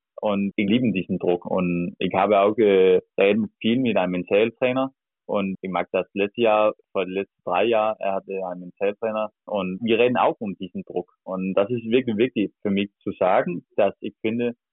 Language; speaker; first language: German; non-native, learner; Danish